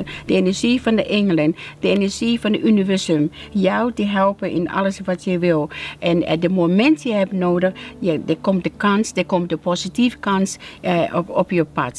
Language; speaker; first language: Dutch; non-native, learner; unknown